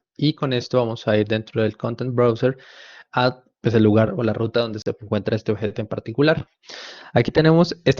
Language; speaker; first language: Spanish; native; Spanish